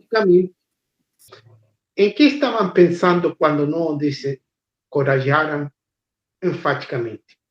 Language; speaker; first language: Portuguese; non-native, fluent; Spanish